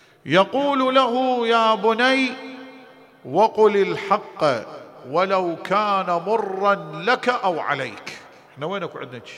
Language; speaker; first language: Arabic; native; Arabic